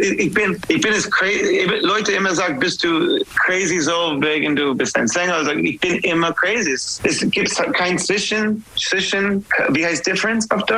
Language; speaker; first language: German; non-native, fluent; English